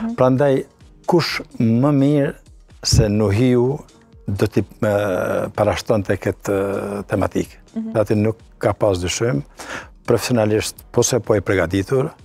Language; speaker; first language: Albanian; native; Albanian